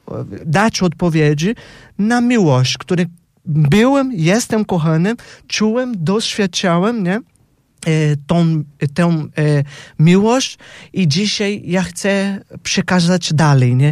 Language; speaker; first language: Polish; non-native, fluent; Portuguese